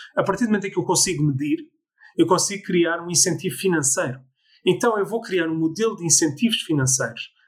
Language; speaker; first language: Portuguese; early bilingual, other home language; English